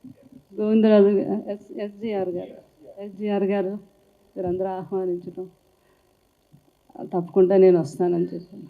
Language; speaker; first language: Telugu; native; Telugu